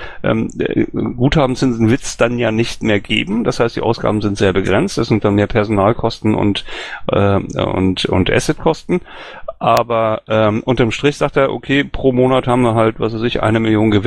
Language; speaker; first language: German; native; German